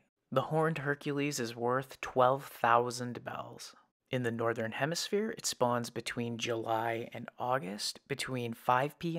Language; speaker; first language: English; native; English